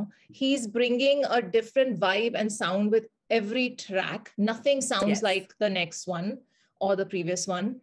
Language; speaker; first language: English; non-native, local second language; Hindi